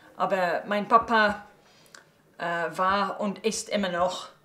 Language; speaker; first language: German; early bilingual, heritage; English